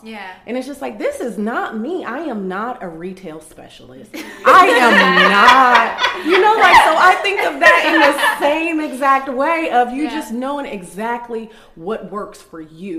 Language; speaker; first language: English; native; English